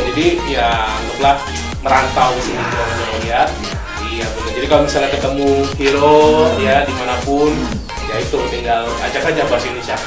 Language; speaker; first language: Indonesian; native; Indonesian